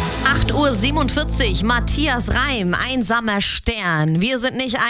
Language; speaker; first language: German; native; German